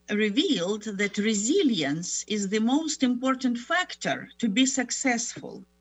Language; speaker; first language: English; non-native, fluent; Russian